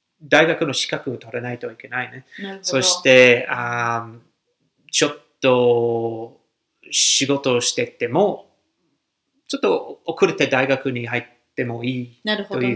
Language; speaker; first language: Japanese; non-native, fluent; English